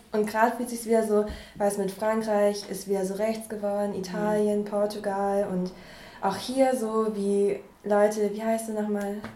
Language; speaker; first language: German; early bilingual, other home language; Vietnamese